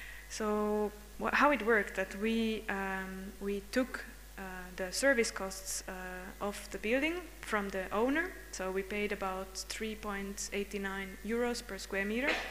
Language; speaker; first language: English; non-native, fluent; Hungarian